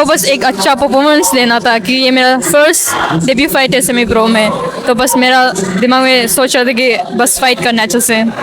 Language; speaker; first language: Hindi; non-native, local second language; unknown